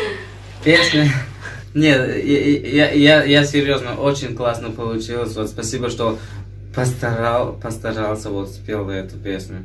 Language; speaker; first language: Russian; non-native, fluent; Tajik